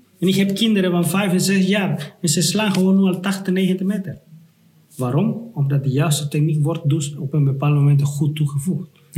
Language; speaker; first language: Dutch; non-native, fluent; Spanish